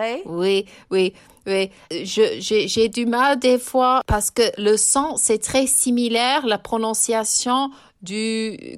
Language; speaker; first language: French; non-native, fluent; English